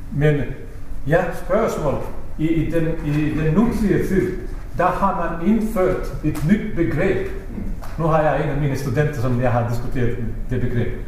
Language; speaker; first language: Danish; non-native, fluent; Bosnian